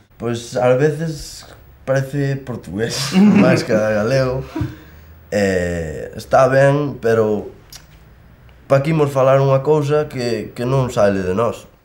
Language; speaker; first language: Galician; non-native, local second language; Spanish